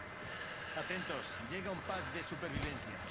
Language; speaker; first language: Spanish; native; Spanish